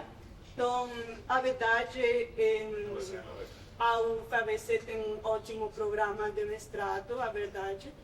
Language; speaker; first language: Portuguese; non-native, fluent; Spanish